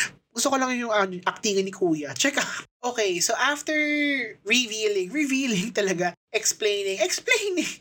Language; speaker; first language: English; non-native, local second language; Filipino